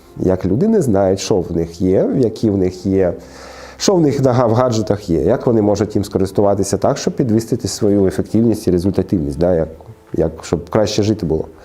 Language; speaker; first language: Ukrainian; non-native, local second language; Russian